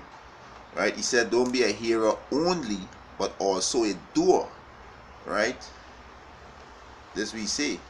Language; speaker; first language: English; native; English